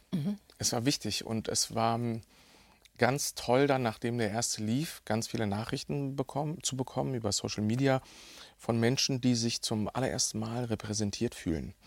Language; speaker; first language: German; early bilingual, other home language; Bosnian